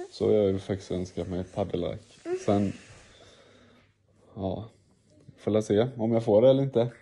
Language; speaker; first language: Swedish; native; Swedish